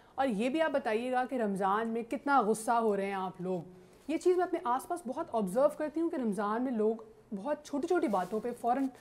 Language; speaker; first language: Urdu; native; Urdu